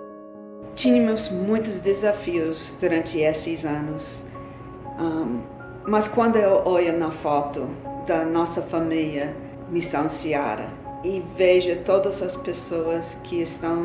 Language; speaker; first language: Portuguese; non-native, fluent; English